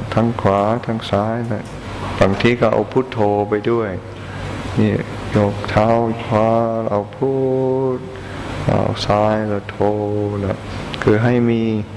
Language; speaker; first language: Thai; non-native, fluent; English